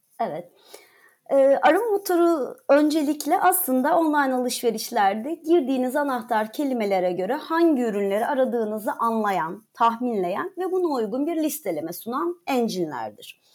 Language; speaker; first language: Turkish; native; Turkish